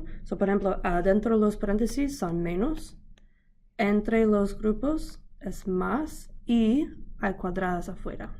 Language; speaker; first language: Spanish; non-native, learner; English